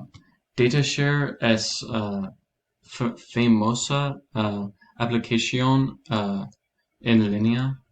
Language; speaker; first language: Spanish; non-native, learner; English